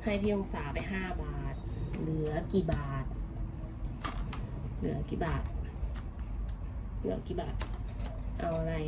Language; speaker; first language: Thai; native; Thai